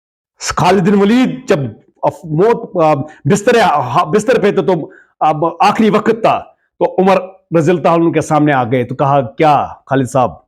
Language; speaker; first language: Urdu; native; Urdu